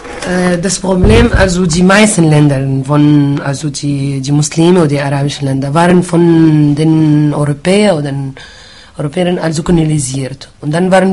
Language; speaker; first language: German; non-native, fluent; Arabic